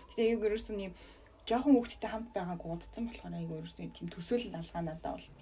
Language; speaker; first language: Mongolian; native; Mongolian